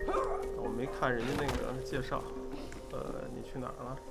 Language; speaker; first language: Chinese; native; Chinese